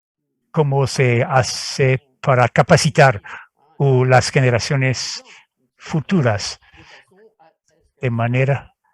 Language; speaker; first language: Spanish; non-native, fluent; French